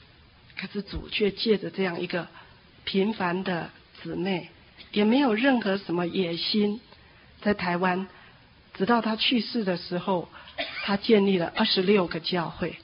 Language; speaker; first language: Chinese; native; Chinese